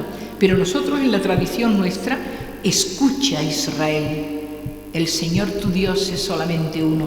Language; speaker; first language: Spanish; native; Spanish